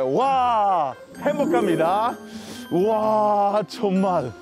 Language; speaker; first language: Korean; non-native, fluent; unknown